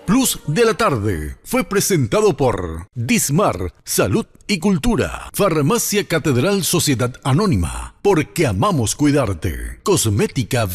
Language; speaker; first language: Spanish; native; Spanish